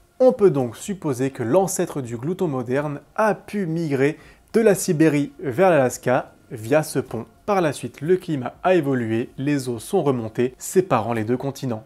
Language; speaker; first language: French; native; French